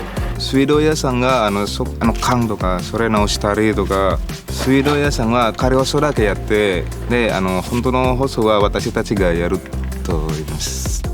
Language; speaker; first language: Japanese; non-native, learner; Indonesian